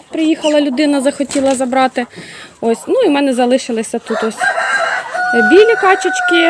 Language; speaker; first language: Ukrainian; non-native, local second language; Russian